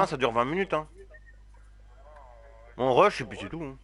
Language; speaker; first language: French; native; French